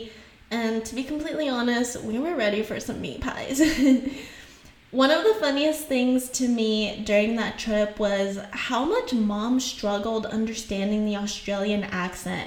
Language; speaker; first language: English; non-native, fluent; French